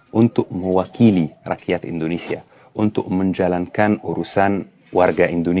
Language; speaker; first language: Indonesian; non-native, fluent; Arabic